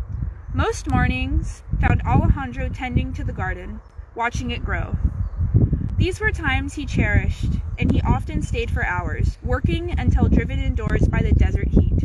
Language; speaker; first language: English; native; English